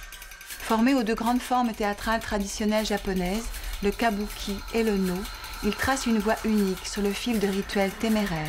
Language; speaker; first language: French; native; French